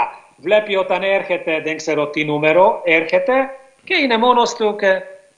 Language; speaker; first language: Greek; non-native, learner; Hungarian